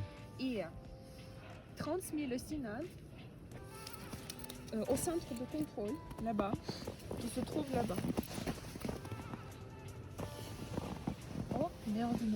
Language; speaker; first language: French; non-native, learner; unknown